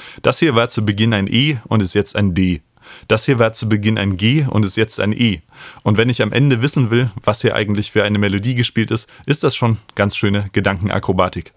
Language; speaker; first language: German; native; German